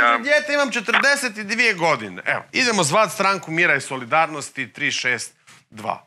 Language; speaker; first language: Croatian; native; Croatian